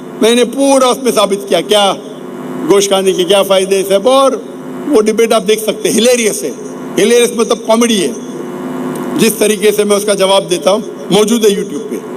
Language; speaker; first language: Urdu; non-native, local second language; Konkani